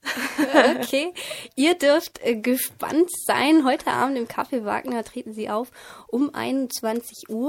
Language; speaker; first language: German; native; German